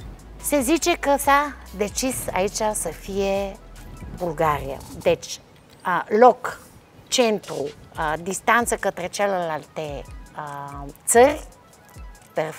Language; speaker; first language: Romanian; non-native, fluent; Bulgarian